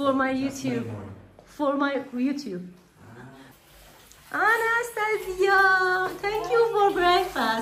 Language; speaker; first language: English; non-native, learner; Persian